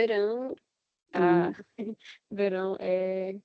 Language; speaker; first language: Portuguese; non-native, learner; Spanish